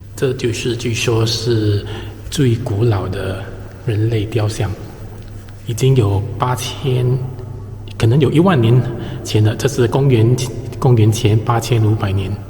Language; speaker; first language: Chinese; native; Chinese